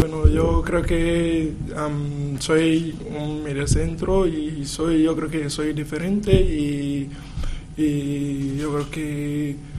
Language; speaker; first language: Spanish; non-native, learner; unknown